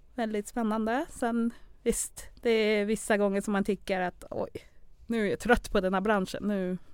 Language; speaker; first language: Swedish; early bilingual, other home language; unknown